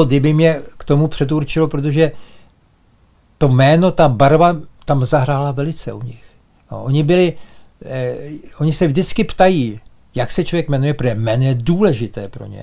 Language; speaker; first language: Czech; native; Czech